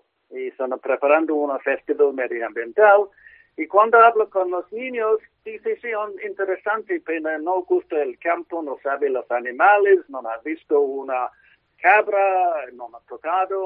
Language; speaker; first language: Spanish; non-native, learner; English